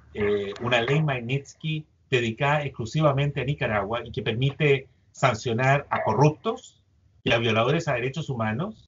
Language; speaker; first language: Spanish; native; Spanish